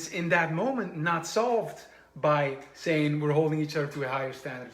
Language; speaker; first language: English; non-native, fluent; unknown